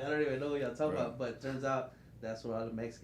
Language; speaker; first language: English; native; English